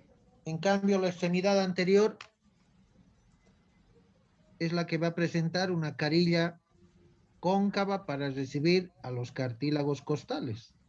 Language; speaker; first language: Spanish; native; Spanish